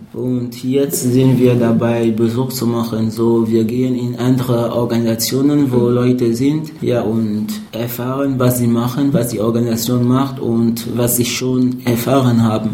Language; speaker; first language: German; non-native, fluent; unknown